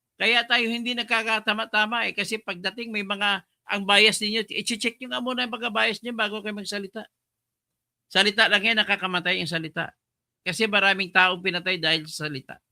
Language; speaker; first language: Filipino; non-native, local second language; Hiligaynon